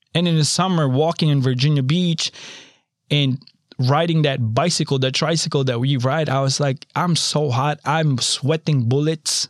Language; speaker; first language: English; non-native, local second language; Filipino